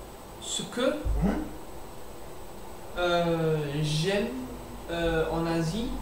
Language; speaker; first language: French; non-native, learner; English